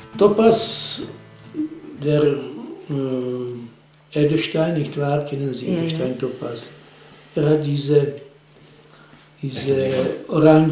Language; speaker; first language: German; non-native, fluent; Czech